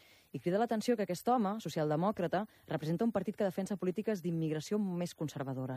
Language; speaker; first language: Catalan; native; Catalan